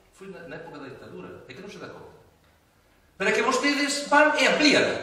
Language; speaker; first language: Galician; native; Galician